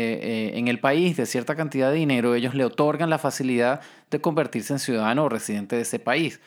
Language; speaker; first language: Spanish; native; Spanish